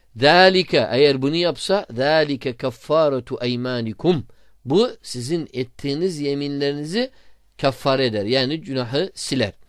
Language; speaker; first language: Turkish; non-native, fluent; Arabic